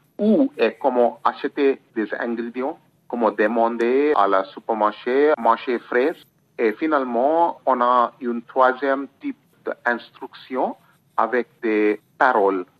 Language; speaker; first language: French; non-native, learner; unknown